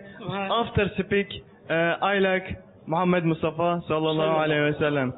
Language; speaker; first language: English; non-native, learner; Turkish